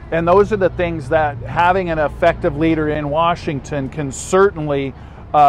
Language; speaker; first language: English; native; English